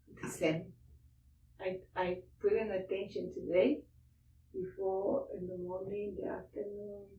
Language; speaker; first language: English; non-native, learner; Spanish